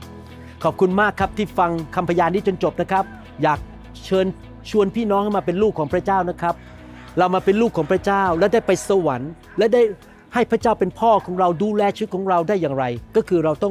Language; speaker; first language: Thai; native; Thai